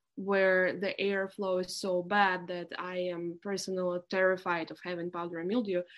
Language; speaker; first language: English; non-native, fluent; Russian